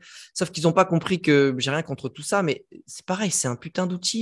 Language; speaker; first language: French; native; French